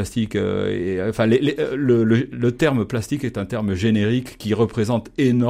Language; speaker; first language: French; native; French